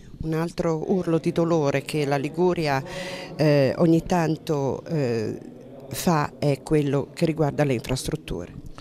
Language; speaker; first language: Italian; native; Italian